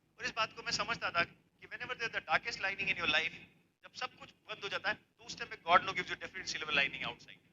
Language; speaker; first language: Hindi; native; Hindi